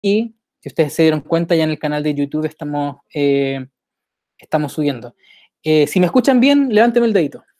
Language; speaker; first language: Spanish; native; Spanish